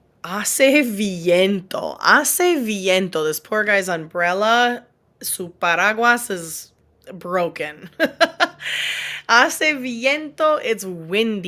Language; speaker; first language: Spanish; non-native, fluent; English